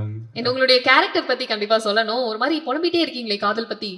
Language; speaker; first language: Tamil; native; Tamil